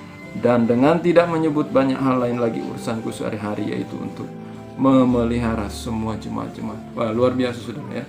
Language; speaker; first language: Indonesian; native; Indonesian